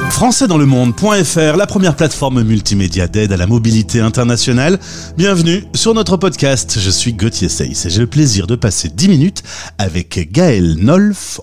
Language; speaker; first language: French; native; French